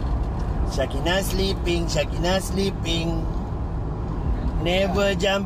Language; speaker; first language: English; non-native, learner; Malay